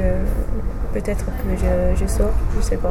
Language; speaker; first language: French; non-native, fluent; English